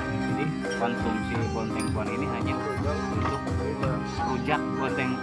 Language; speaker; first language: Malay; non-native, local second language; Sundanese